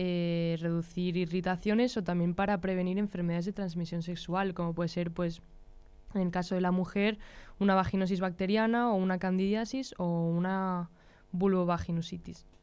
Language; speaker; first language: Spanish; native; Spanish